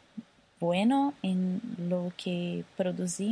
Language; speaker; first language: Spanish; non-native, local second language; Portuguese